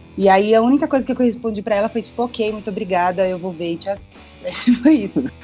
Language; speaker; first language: Portuguese; native; Portuguese